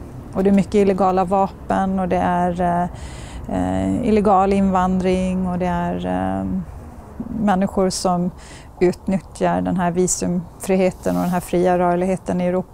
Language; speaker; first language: Swedish; native; Swedish